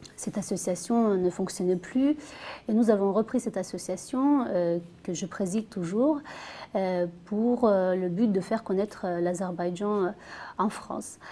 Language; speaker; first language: French; non-native, fluent; Azerbaijani